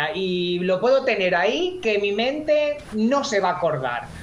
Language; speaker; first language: Spanish; native; Spanish